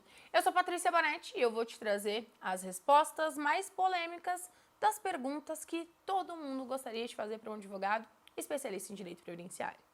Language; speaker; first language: Portuguese; native; Portuguese